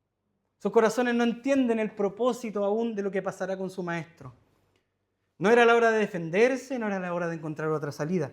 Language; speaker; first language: Spanish; native; Spanish